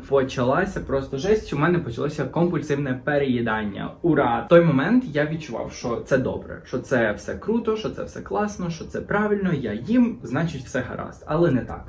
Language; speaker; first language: Ukrainian; non-native, local second language; Russian